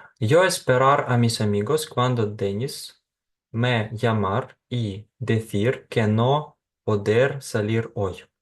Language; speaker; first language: Spanish; non-native, fluent; Ukrainian